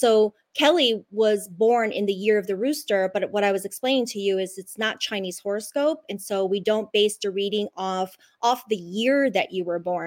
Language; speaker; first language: English; non-native, local second language; Cantonese